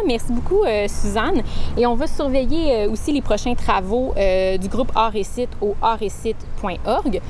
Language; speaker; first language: French; native; French